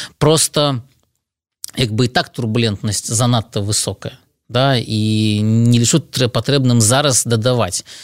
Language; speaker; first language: Belarusian; non-native, local second language; Russian